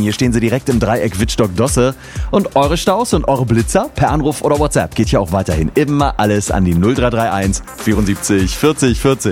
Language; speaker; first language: German; native; German